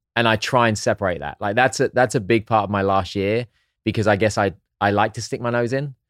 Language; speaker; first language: English; native; English